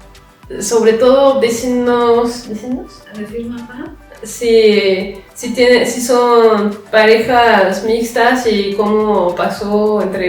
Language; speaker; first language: Spanish; non-native, fluent; French